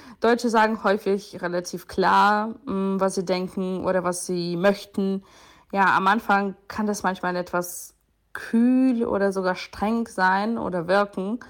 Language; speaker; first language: German; non-native, fluent; Ukrainian